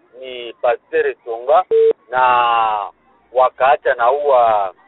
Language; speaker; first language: Swahili; native; Swahili